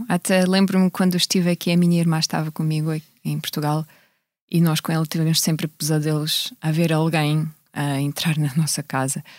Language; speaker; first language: Portuguese; non-native, fluent; Russian